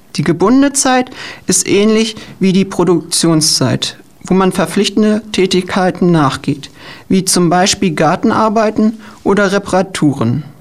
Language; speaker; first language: German; native; German